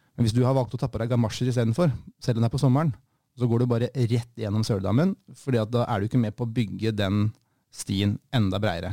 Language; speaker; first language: Norwegian; native; Norwegian